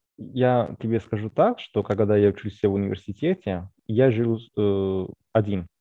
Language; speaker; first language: Russian; non-native, fluent; Italian